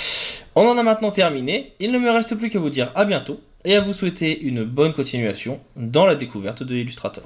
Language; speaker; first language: French; native; French